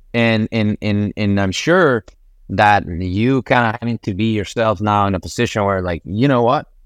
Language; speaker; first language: English; non-native, fluent; Spanish